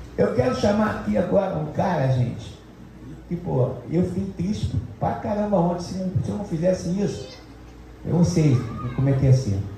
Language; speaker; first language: Portuguese; native; Portuguese